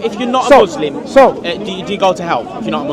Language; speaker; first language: English; native; English